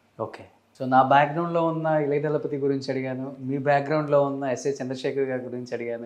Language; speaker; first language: Telugu; native; Telugu